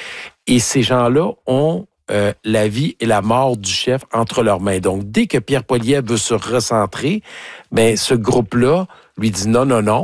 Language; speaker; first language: French; native; French